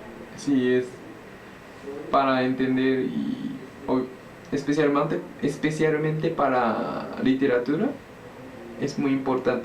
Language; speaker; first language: Spanish; non-native, learner; Japanese